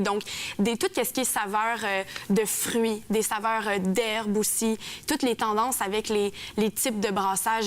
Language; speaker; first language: French; native; French